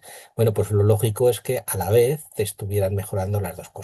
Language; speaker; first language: Spanish; native; Spanish